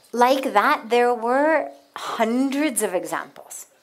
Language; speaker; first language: Hindi; non-native, learner; English